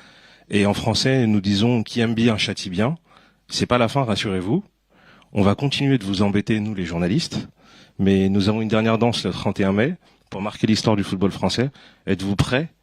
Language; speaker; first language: French; native; French